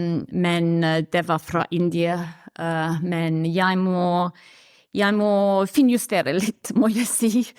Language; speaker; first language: Norwegian; non-native, fluent; English